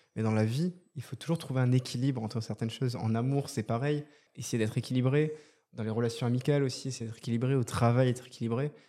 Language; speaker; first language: French; native; French